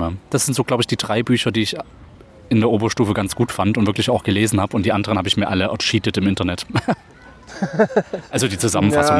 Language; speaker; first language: German; native; German